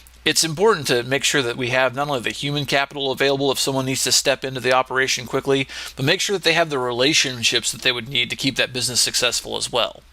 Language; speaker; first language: English; native; English